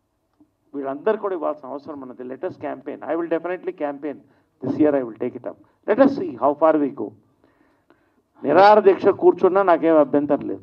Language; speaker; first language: Telugu; native; Telugu